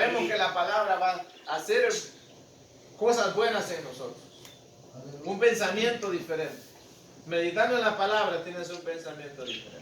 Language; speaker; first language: Spanish; native; Spanish